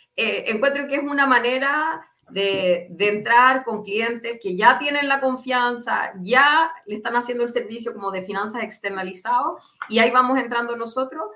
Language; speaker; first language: Spanish; native; Spanish